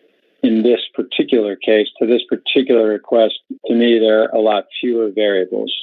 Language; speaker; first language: English; native; English